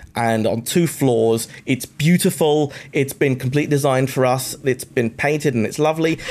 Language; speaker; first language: English; native; English